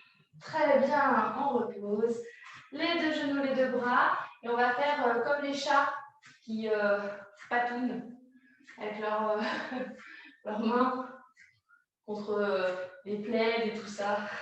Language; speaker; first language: French; native; French